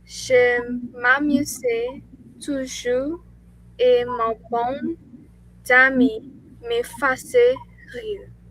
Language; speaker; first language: French; non-native, learner; English